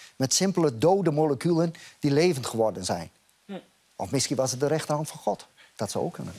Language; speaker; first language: Dutch; native; Dutch